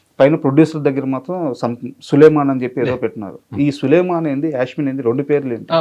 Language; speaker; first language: Telugu; native; Telugu